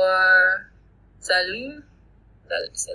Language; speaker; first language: Spanish; non-native, learner; English